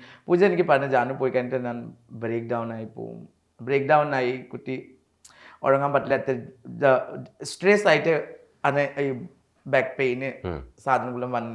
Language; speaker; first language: Malayalam; non-native, learner; Assamese